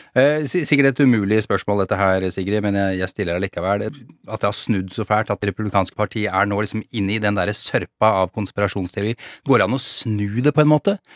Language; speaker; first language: Norwegian; native; Norwegian